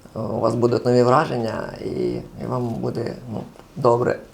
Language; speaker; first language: Ukrainian; non-native, local second language; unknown